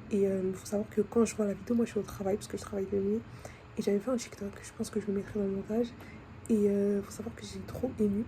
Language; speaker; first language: French; native; French